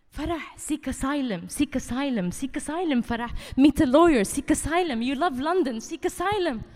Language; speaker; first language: English; early bilingual, heritage; Arabic